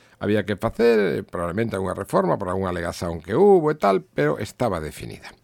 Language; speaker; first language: Galician; native; Galician